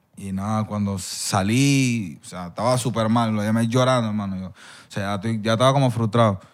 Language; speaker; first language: Spanish; native; Spanish